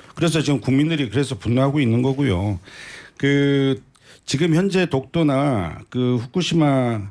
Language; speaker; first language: Korean; native; Korean